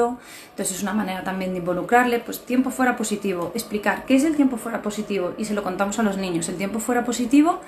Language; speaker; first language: Spanish; native; Spanish